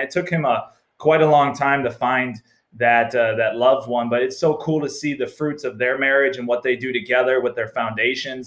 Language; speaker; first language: English; native; English